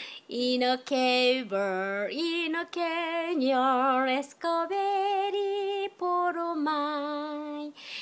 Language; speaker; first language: English; non-native, learner; Korean